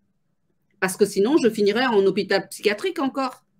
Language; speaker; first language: French; native; French